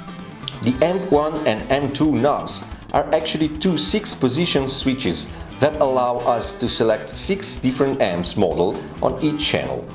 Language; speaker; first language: English; non-native, fluent; Italian